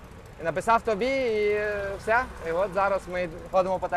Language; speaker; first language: Ukrainian; non-native, local second language; Russian